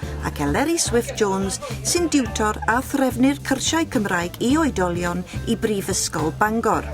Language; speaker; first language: Welsh; native; Welsh